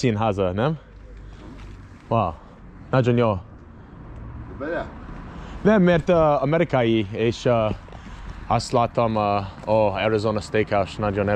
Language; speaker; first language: Hungarian; non-native, learner; English